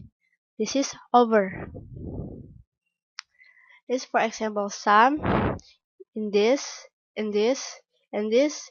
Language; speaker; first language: English; non-native, learner; Indonesian